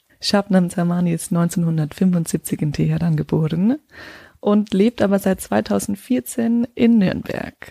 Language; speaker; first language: German; native; German